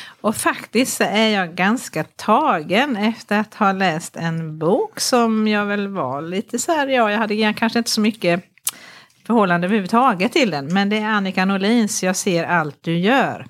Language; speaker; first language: Swedish; native; Swedish